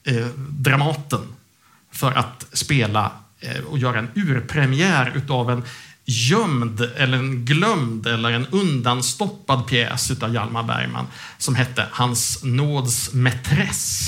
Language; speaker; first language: Swedish; native; Swedish